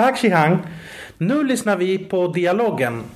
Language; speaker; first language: Swedish; non-native, fluent; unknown